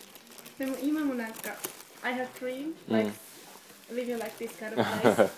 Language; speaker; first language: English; non-native, learner; Finnish